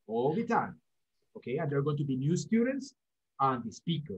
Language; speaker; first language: English; non-native, fluent; Spanish